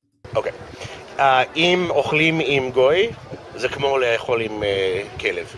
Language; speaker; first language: Hebrew; non-native, fluent; English